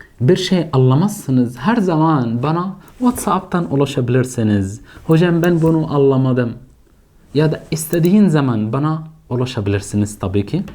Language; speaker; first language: Turkish; non-native, fluent; Arabic